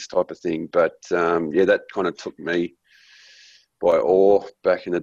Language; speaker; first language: English; native; English